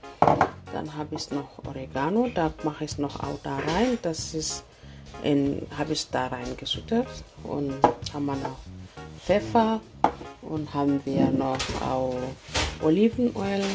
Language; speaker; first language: German; non-native, learner; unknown